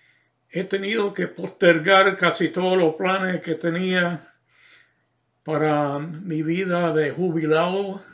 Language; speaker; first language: Spanish; non-native, fluent; English